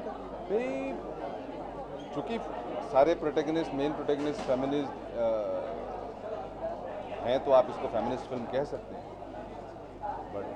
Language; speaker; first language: Hindi; native; Hindi